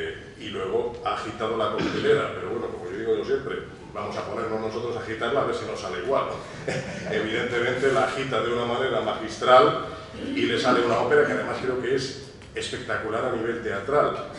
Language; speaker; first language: Spanish; native; Spanish